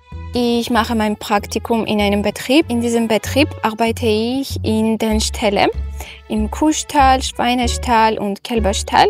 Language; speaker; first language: German; non-native, fluent; Armenian